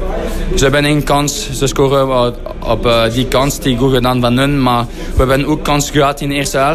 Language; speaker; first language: Dutch; non-native, fluent; French